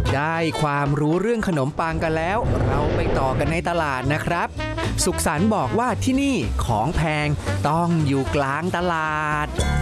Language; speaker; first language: Thai; native; Thai